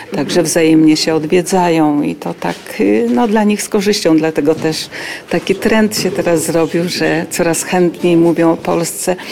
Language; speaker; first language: Polish; native; Polish